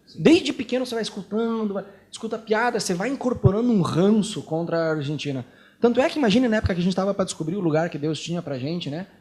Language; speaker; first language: Portuguese; native; Portuguese